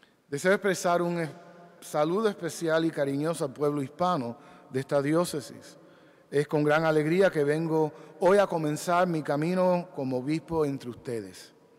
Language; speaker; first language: Spanish; early bilingual, heritage; Spanish